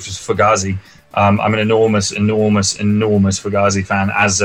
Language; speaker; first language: English; native; English